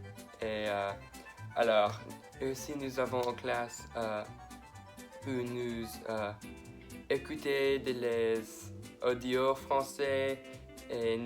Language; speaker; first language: French; non-native, learner; English